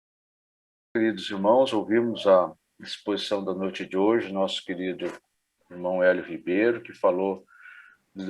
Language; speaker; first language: Portuguese; native; Portuguese